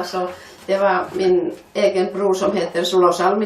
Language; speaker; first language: Swedish; non-native, fluent; Finnish